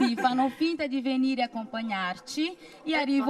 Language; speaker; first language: Italian; non-native, fluent; Portuguese